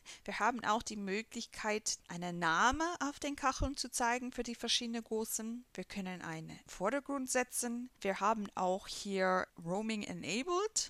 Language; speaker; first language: German; non-native, fluent; English